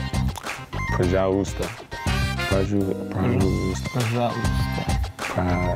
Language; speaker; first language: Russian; non-native, learner; English